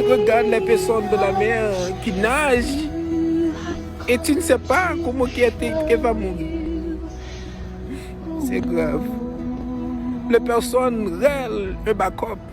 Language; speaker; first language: French; non-native, local second language; Haitian Creole